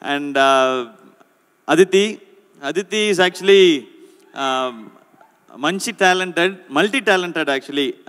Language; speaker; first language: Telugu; non-native, learner; Tamil